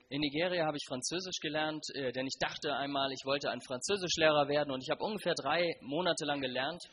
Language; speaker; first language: German; native; German